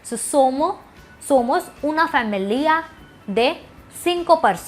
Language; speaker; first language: Spanish; non-native, learner; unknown